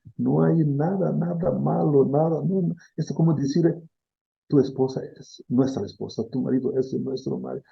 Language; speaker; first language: Spanish; non-native, fluent; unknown